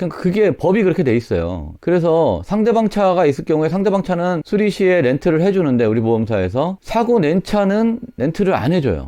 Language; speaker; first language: Korean; native; Korean